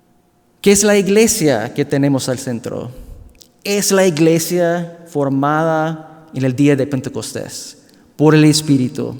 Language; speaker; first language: Spanish; non-native, fluent; English